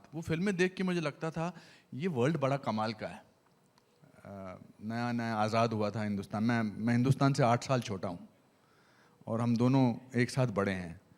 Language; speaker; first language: Hindi; native; Hindi